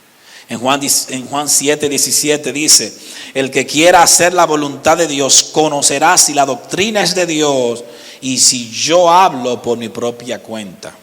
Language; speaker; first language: Spanish; native; Spanish